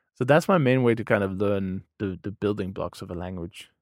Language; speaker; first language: English; non-native, fluent; Danish